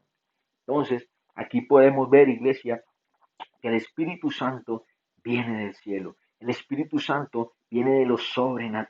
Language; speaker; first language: Spanish; native; Spanish